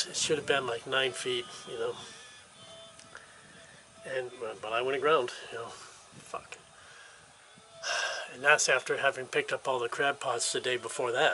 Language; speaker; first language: English; native; English